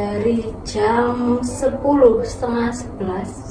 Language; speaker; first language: Indonesian; native; Indonesian